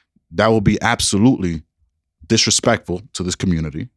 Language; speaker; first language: English; early bilingual, other home language; Spanish